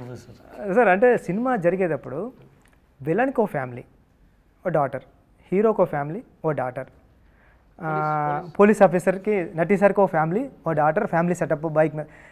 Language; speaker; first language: Telugu; native; Telugu